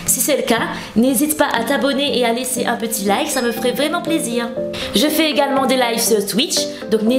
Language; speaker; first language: French; native; French